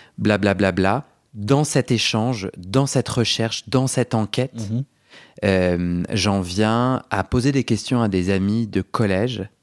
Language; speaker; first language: French; native; French